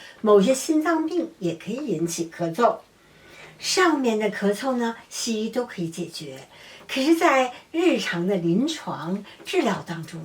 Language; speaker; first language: Chinese; native; Chinese